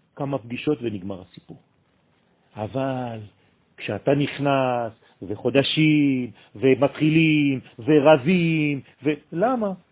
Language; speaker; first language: Hebrew; non-native, fluent; French